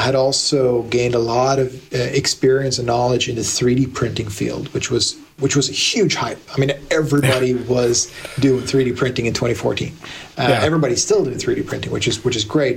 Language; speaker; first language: English; native; English